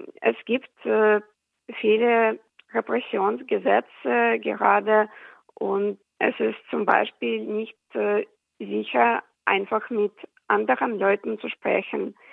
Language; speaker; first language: German; non-native, fluent; Russian